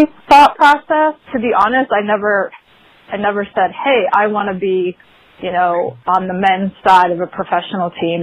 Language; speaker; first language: English; native; English